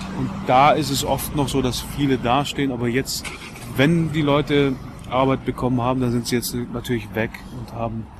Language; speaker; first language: German; early bilingual, other home language; Turkish